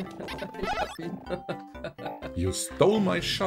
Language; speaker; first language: German; native; German